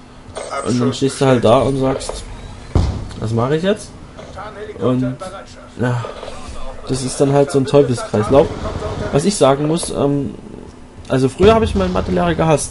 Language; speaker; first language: German; native; German